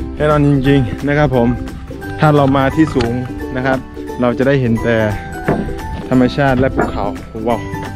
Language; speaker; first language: Thai; non-native, local second language; Karen languages